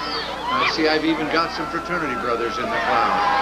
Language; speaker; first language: English; native; English